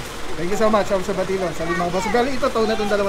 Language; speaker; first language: Filipino; native; Filipino